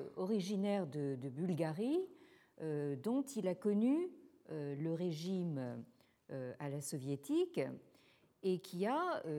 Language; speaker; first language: French; native; French